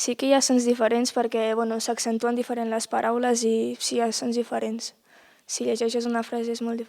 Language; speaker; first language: Catalan; early bilingual, other home language; Romanian